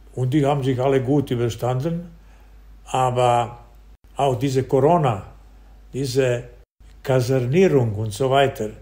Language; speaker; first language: German; non-native, fluent; Serbian